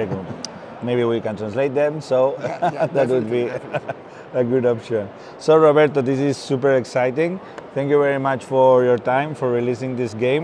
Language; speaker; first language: English; non-native, fluent; Spanish